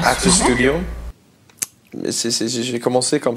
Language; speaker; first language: French; non-native, learner; English